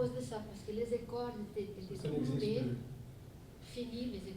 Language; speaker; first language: French; non-native, fluent; Portuguese